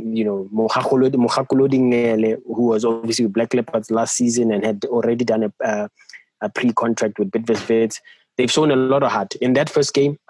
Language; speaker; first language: English; non-native, local second language; Southern Sotho